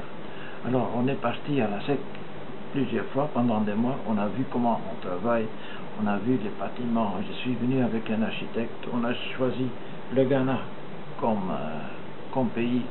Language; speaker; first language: French; non-native, fluent; Dutch